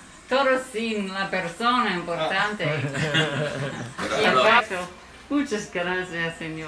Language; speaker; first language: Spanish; non-native, learner; English